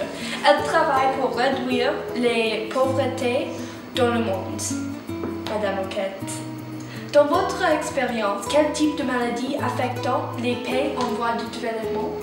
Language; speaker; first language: French; non-native, learner; English